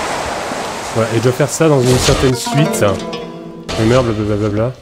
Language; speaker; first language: French; native; French